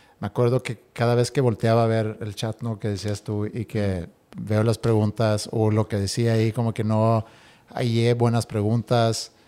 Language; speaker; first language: Spanish; non-native, fluent; Swedish